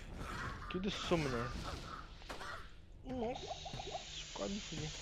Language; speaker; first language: Portuguese; native; Portuguese